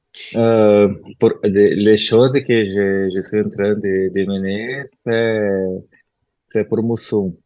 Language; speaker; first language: French; non-native, learner; Portuguese